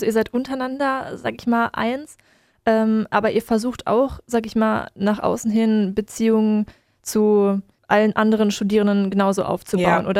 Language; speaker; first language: German; native; German